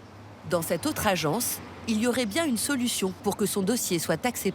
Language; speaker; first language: French; native; French